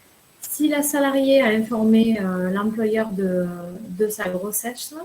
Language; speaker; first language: French; native; French